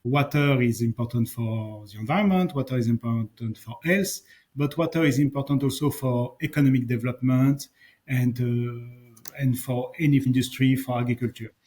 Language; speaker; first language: English; non-native, fluent; French